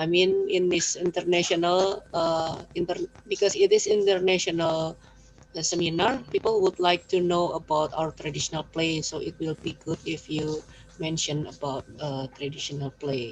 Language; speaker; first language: English; non-native, fluent; Indonesian